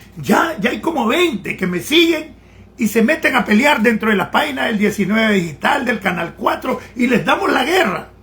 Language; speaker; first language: Spanish; native; Spanish